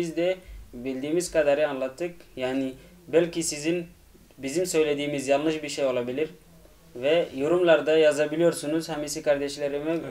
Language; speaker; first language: Turkish; non-native, fluent; Arabic